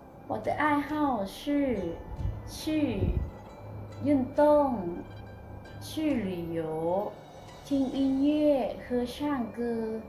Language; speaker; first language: Chinese; non-native, learner; Lao